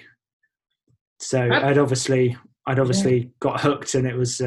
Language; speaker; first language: English; native; English